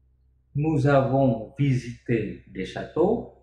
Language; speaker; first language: French; non-native, fluent; Indonesian